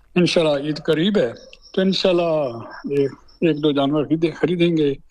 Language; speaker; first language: Urdu; non-native, local second language; Punjabi